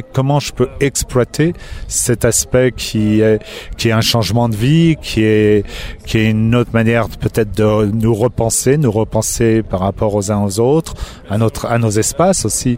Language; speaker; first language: French; native; French